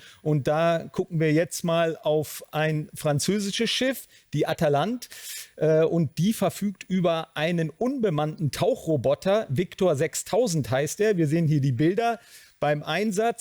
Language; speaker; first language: German; native; German